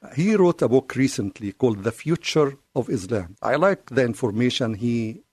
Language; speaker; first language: English; non-native, fluent; Arabic